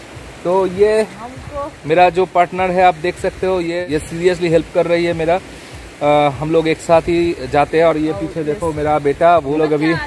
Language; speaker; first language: Hindi; non-native, local second language; Bangla